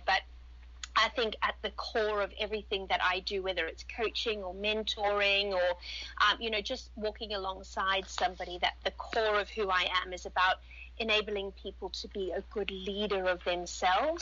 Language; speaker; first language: English; native; English